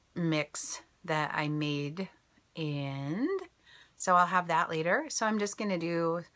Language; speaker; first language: English; native; English